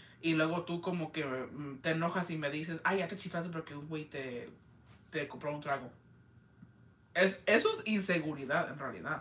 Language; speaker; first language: Spanish; early bilingual, heritage; Spanish